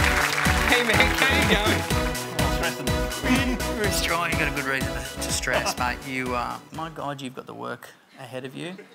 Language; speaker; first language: English; native; English